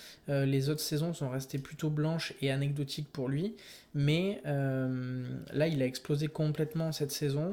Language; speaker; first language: French; native; French